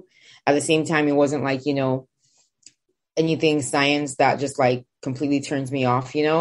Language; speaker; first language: English; non-native, local second language; Igbo